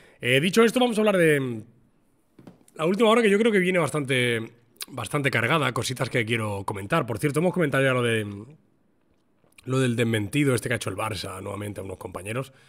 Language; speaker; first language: Spanish; native; Spanish